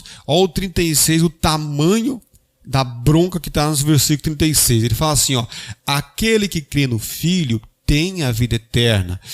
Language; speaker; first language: Portuguese; native; Portuguese